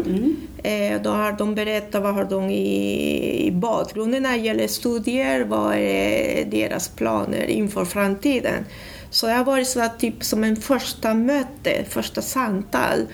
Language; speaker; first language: Swedish; non-native, fluent; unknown